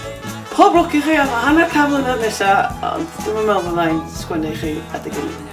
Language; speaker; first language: Welsh; native; Welsh